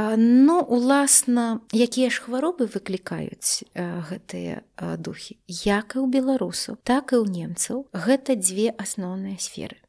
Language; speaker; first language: Belarusian; native; Belarusian